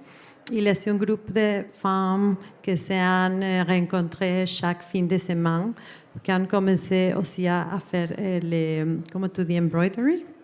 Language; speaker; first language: French; non-native, fluent; Spanish